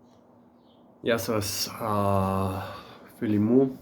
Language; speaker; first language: Greek; non-native, learner; English